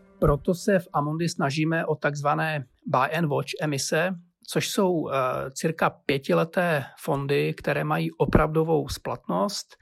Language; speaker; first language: Czech; native; Czech